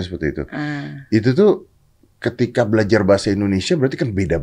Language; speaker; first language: Indonesian; native; Indonesian